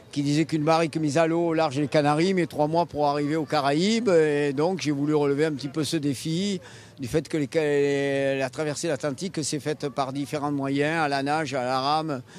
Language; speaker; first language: French; native; French